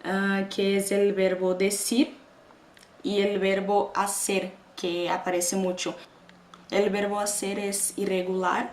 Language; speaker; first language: Spanish; non-native, fluent; Portuguese